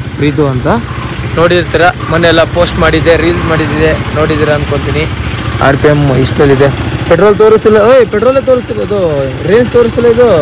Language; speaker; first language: Kannada; non-native, local second language; Lambadi